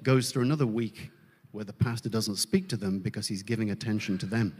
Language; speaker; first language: English; native; English